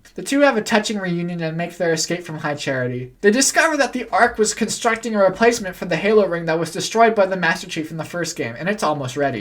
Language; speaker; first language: English; native; English